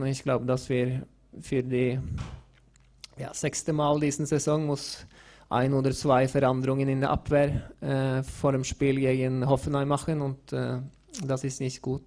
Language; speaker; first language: German; non-native, learner; Norwegian